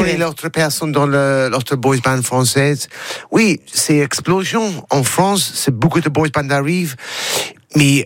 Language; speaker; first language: French; non-native, learner; English